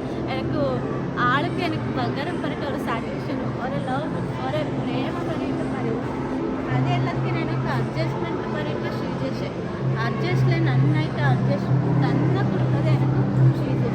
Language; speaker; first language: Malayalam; non-native, learner; Kannada